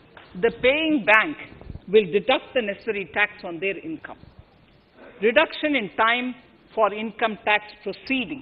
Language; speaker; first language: English; non-native, local second language; Tamil